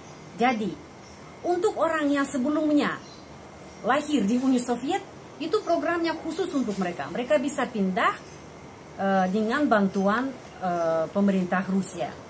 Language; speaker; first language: Indonesian; non-native, fluent; Russian